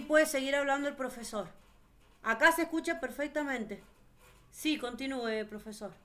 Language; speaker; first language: Spanish; native; Spanish